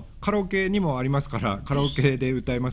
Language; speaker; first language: Japanese; native; Japanese